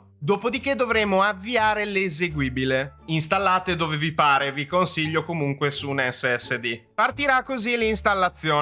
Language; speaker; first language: Italian; native; Italian